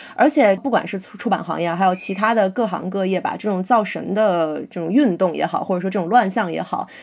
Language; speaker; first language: Chinese; native; Chinese